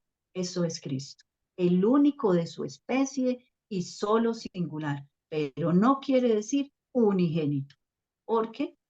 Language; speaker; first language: Spanish; native; Spanish